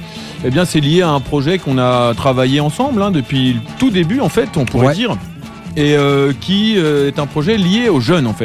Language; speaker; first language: French; native; French